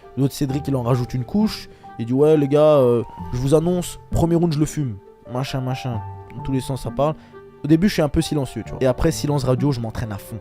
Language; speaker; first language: French; early bilingual, other home language; Chechen